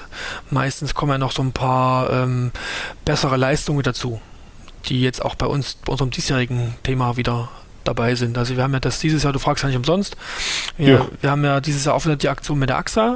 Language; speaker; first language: German; native; German